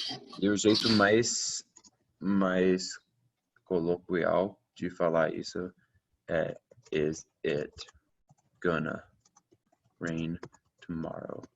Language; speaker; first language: Portuguese; non-native, fluent; English